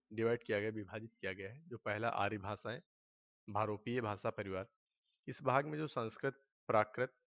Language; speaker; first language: Hindi; native; Hindi